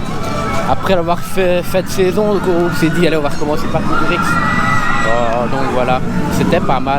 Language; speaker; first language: French; native; French